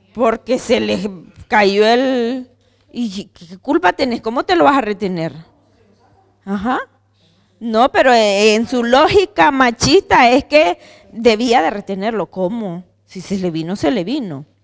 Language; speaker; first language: Spanish; native; Spanish